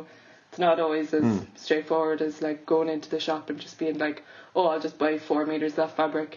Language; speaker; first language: English; native; English